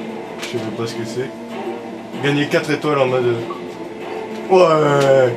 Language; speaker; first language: French; native; French